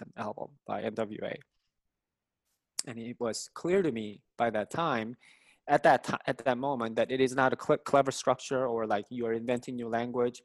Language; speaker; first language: English; non-native, fluent; Korean